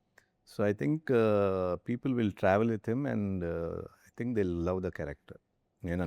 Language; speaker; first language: Telugu; native; Telugu